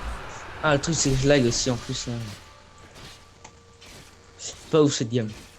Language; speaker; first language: French; native; French